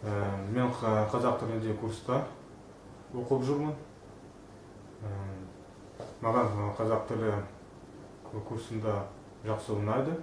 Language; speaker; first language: Kazakh; non-native, learner; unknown